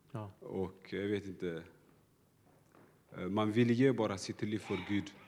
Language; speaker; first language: Swedish; non-native, learner; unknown